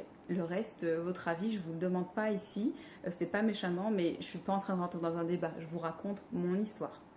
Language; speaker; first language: French; native; French